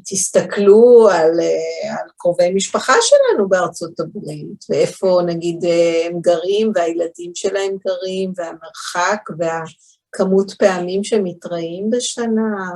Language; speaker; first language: Hebrew; early bilingual, other home language; English